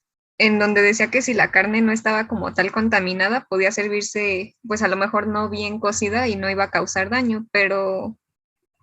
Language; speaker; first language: Spanish; native; Spanish